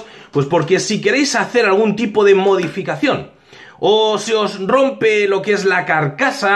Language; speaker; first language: Spanish; native; Spanish